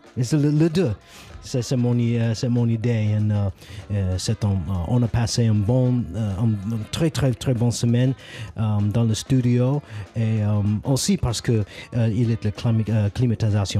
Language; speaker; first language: French; non-native, learner; English